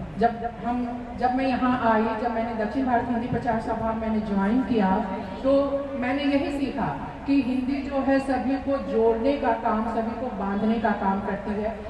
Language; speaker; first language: Hindi; native; Hindi